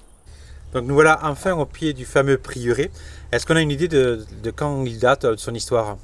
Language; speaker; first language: French; native; French